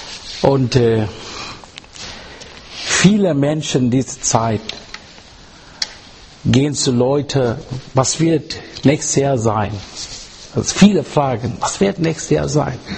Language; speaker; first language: German; non-native, learner; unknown